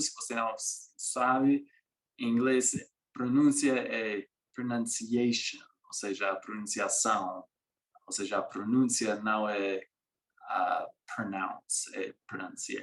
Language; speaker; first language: Portuguese; non-native, fluent; English